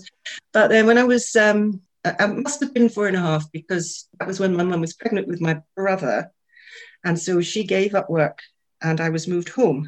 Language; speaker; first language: English; native; English